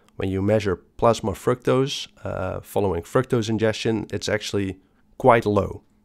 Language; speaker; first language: English; non-native, fluent; Dutch